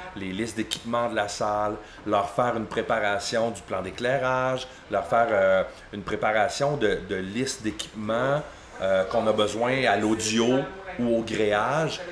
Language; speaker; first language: French; native; French